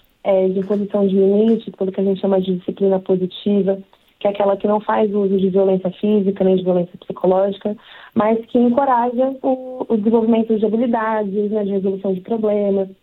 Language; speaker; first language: Portuguese; native; Portuguese